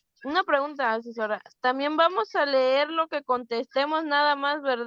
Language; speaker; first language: Spanish; native; Spanish